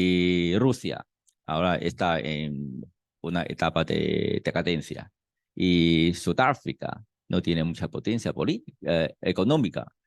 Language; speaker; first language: Spanish; non-native, fluent; Chinese